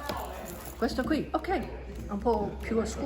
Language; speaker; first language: Italian; non-native, learner; English